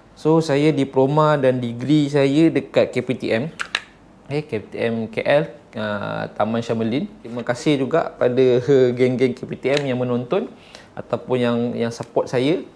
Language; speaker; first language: Malay; native; Malay